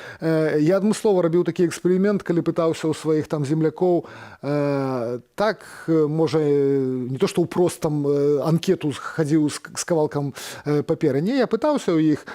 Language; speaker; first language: Belarusian; native; Belarusian